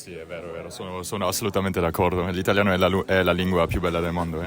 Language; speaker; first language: Italian; non-native, fluent; Spanish